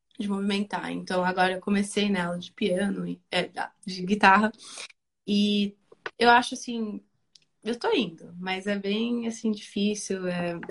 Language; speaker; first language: Portuguese; early bilingual, other home language; Spanish